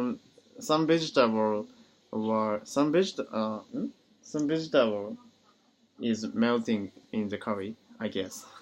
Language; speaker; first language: English; non-native, learner; Japanese